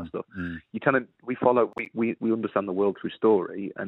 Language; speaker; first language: English; native; English